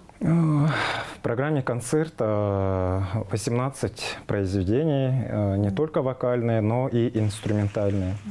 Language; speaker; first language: Russian; non-native, local second language; Tuvinian